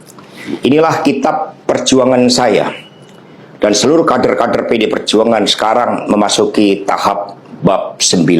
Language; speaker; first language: Indonesian; native; Indonesian